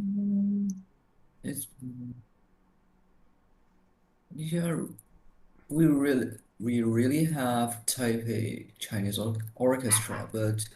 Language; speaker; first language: English; non-native, learner; Chinese